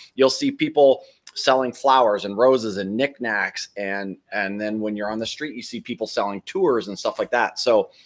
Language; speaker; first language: English; native; English